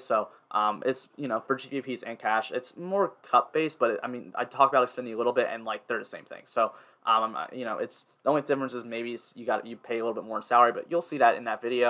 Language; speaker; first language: English; native; English